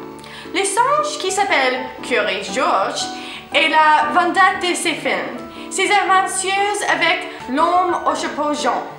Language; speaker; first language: French; non-native, learner; English